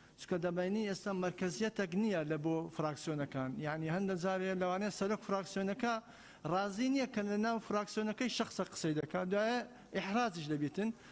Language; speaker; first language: Central Kurdish; non-native, local second language; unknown